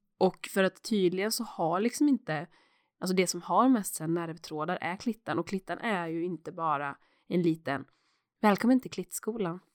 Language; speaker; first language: Swedish; native; Swedish